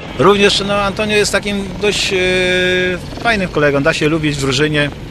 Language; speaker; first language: Polish; native; Polish